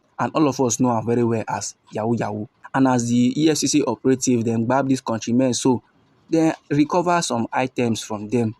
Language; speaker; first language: Nigerian Pidgin; native; Nigerian Pidgin